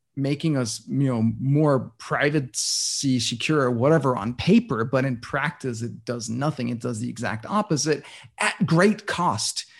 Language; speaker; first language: English; non-native, fluent; Danish